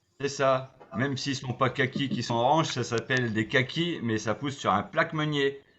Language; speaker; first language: French; native; French